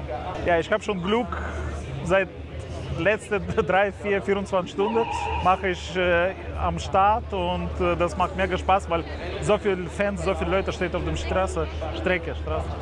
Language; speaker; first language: German; non-native, learner; Russian